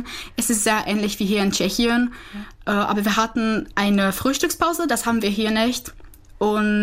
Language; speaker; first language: German; non-native, fluent; Czech